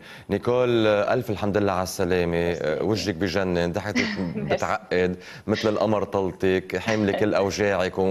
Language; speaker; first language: Arabic; native; Arabic